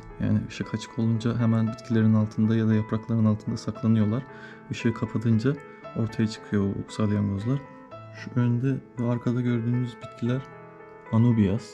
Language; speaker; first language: Turkish; native; Turkish